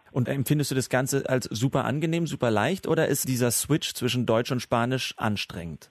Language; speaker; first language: German; native; German